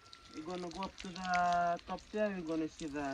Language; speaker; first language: English; non-native, local second language; Fijian